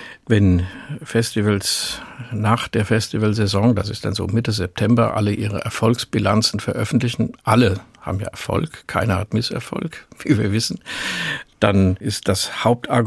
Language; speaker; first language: German; native; German